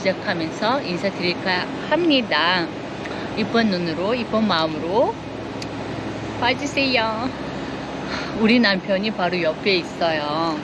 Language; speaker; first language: Korean; non-native, fluent; Uzbek